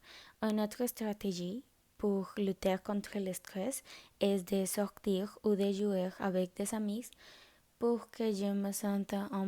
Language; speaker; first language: French; non-native, learner; Spanish